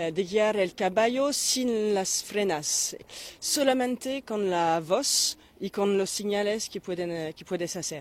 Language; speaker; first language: Spanish; non-native, fluent; French